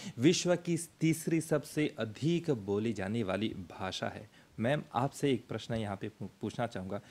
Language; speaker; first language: Hindi; early bilingual, heritage; Hindi